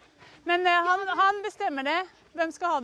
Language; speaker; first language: Norwegian; non-native, fluent; English